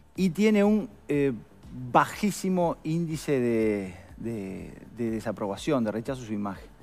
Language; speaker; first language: Spanish; native; Spanish